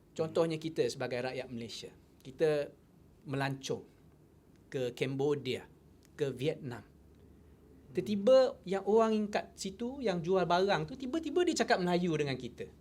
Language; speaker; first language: Malay; non-native, local second language; Chinese